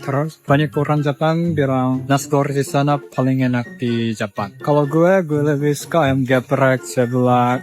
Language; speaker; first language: Indonesian; non-native, fluent; Japanese